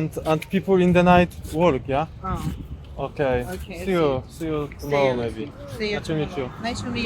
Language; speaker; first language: English; non-native, learner; Polish